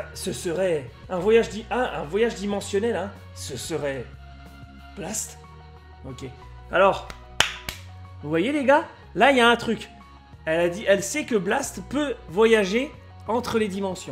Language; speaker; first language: French; native; French